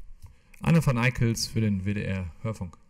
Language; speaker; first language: German; native; German